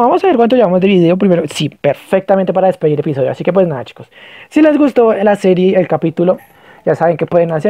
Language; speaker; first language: Spanish; native; Spanish